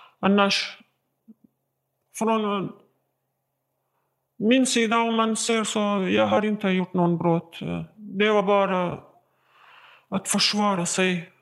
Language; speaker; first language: Swedish; non-native, learner; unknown